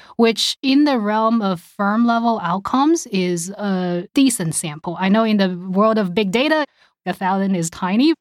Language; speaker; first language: English; early bilingual, other home language; Chinese